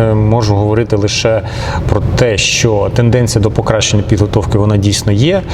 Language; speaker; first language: Ukrainian; non-native, local second language; Russian